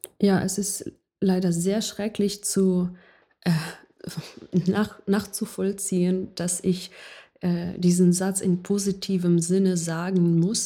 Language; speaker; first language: German; non-native, fluent; Ukrainian